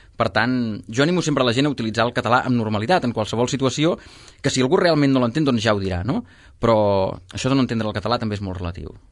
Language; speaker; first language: Catalan; native; Catalan